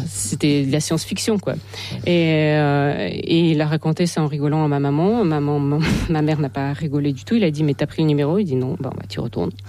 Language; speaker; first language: French; non-native, fluent; Russian